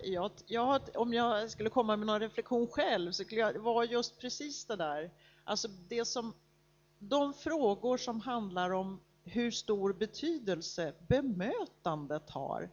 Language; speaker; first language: Swedish; native; Swedish